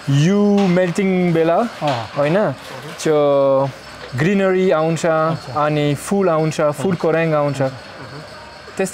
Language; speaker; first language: Nepali; non-native, learner; French